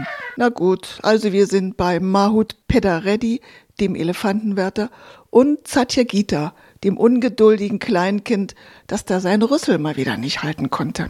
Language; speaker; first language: German; native; German